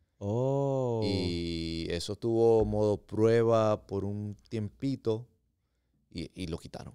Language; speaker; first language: Spanish; native; Spanish